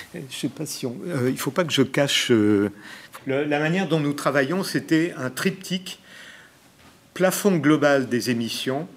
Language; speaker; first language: French; native; French